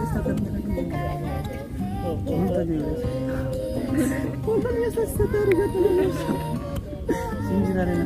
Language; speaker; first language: Japanese; non-native, learner; Indonesian